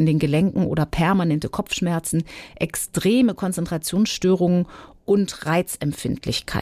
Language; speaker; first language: German; native; German